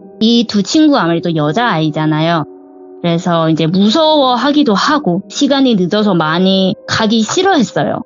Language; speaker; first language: Korean; non-native, fluent; Chinese